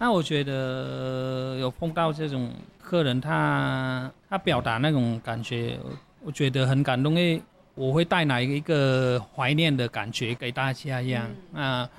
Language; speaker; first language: Chinese; non-native, fluent; Vietnamese